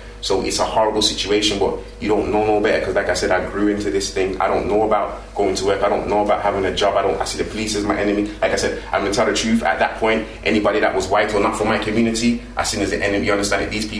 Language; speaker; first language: English; native; English